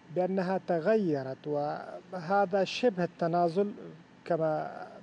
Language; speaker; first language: Arabic; non-native, fluent; Persian